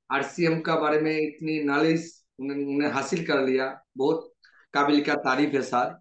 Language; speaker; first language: Hindi; non-native, local second language; Bangla